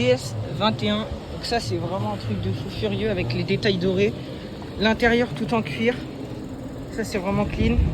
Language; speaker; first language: French; native; French